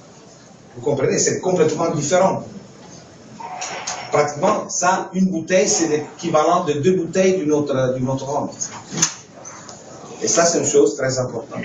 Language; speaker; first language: French; non-native, fluent; Italian